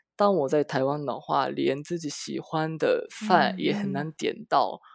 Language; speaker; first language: Chinese; non-native, fluent; Japanese